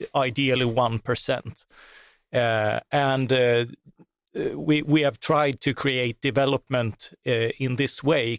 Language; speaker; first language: English; non-native, fluent; Swedish